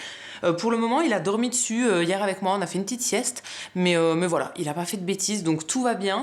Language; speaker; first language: French; native; French